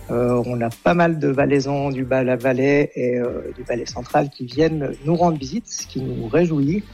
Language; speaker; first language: French; native; French